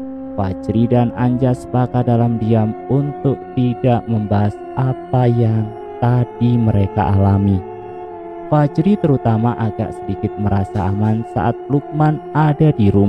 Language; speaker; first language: Indonesian; native; Indonesian